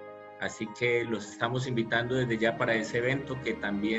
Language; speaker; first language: Spanish; native; Spanish